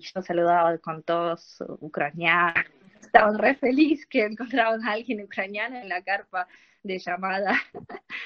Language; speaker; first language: Spanish; non-native, learner; Ukrainian